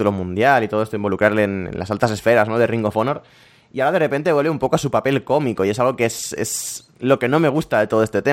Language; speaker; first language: Spanish; native; Spanish